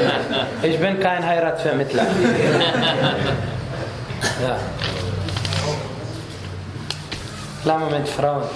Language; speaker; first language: German; non-native, fluent; Arabic